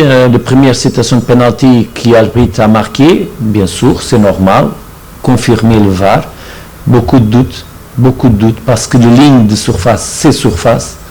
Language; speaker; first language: French; non-native, fluent; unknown